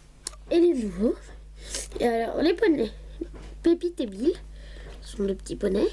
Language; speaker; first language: French; native; French